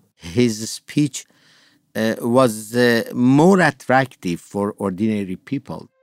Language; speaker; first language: English; non-native, fluent; Persian